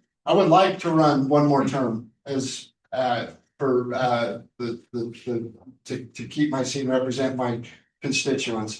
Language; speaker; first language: English; native; English